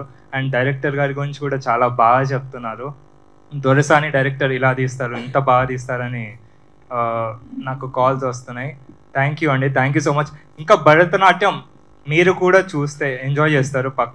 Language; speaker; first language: Telugu; native; Telugu